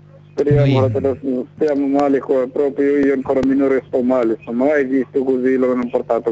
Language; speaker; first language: Italian; non-native, learner; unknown